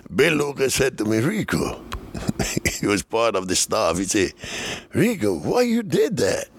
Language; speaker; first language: English; non-native, fluent; Spanish